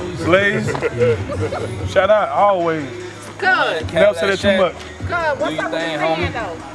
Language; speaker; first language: English; native; English